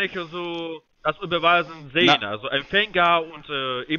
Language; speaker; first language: German; non-native, fluent; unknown